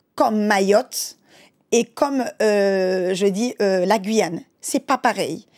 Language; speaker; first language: French; native; French